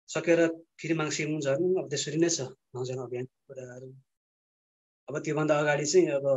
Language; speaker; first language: Nepali; native; Nepali